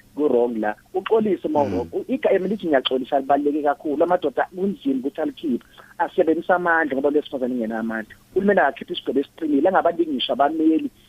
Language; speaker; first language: Zulu; native; Zulu